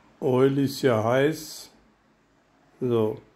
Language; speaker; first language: German; non-native, learner; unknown